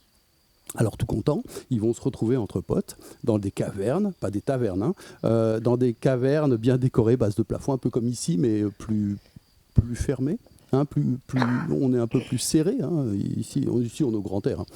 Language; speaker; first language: French; native; French